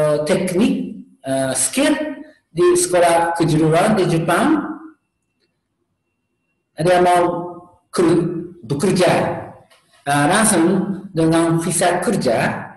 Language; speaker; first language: Indonesian; non-native, learner; Japanese